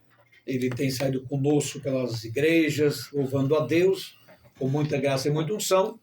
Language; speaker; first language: Portuguese; native; Portuguese